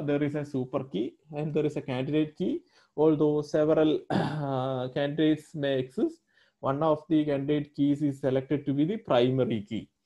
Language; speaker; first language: English; non-native, local second language; Malayalam